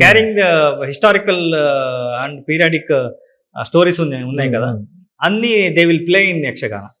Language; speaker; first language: Telugu; non-native, learner; Kannada